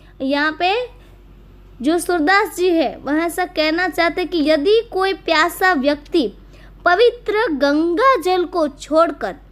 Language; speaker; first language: Hindi; non-native, local second language; Gujarati